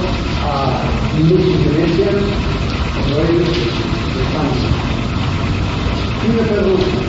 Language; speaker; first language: Spanish; non-native, fluent; English